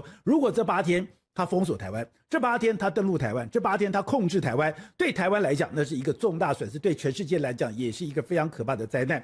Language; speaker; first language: Chinese; native; Chinese